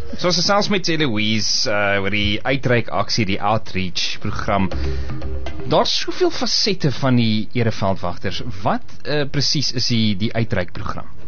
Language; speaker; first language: Afrikaans; native; Afrikaans